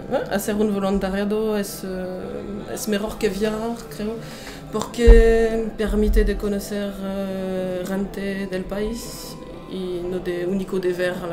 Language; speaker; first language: Spanish; non-native, learner; French